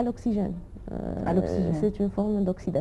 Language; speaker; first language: French; non-native, fluent; Arabic